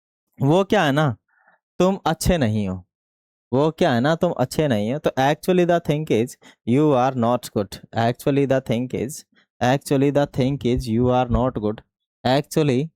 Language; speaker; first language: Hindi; native; Hindi